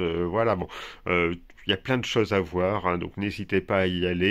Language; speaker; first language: French; native; French